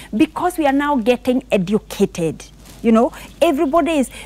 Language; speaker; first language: English; non-native, local second language; Kikuyu